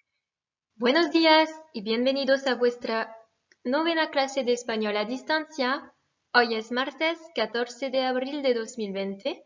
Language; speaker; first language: Spanish; non-native, fluent; French